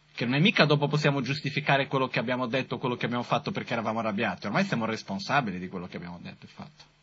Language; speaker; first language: Italian; non-native, fluent; Portuguese